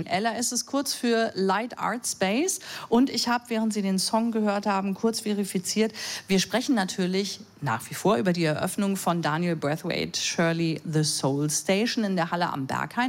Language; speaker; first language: German; native; German